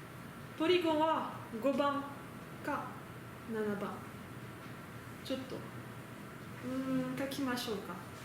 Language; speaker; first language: Japanese; non-native, learner; French